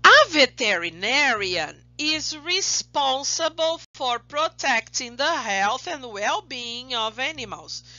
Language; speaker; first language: English; non-native, fluent; Portuguese